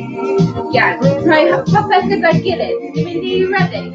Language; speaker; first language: Welsh; non-native, learner; English